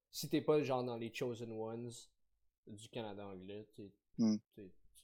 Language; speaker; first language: French; native; French